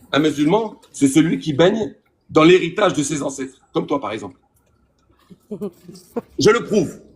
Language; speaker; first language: French; native; French